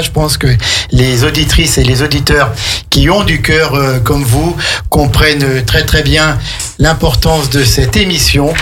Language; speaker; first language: French; native; French